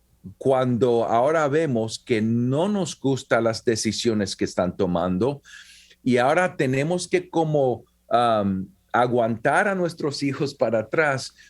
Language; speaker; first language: Spanish; early bilingual, heritage; Spanish